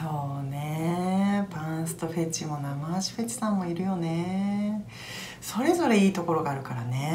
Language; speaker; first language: Japanese; native; Japanese